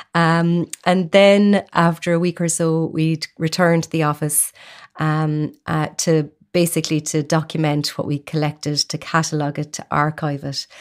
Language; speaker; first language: English; native; English